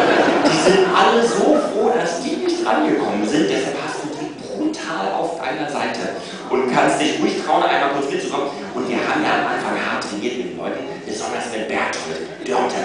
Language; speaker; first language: German; native; German